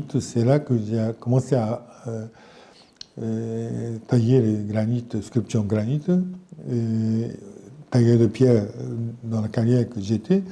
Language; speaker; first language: French; non-native, fluent; Japanese